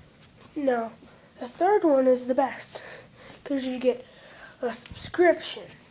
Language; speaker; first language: English; native; English